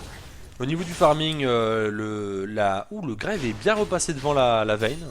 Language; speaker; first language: French; native; French